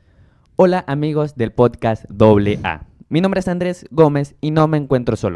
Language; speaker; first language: Spanish; native; Spanish